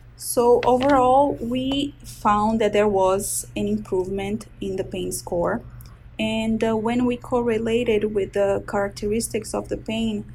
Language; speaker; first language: English; non-native, fluent; Portuguese